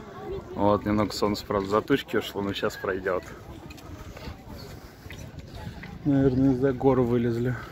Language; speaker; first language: Russian; native; Russian